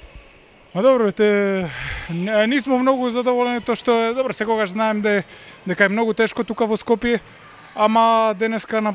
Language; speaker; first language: Macedonian; non-native, learner; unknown